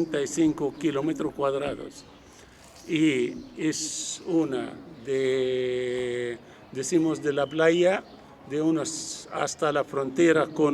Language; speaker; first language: Spanish; non-native, fluent; Arabic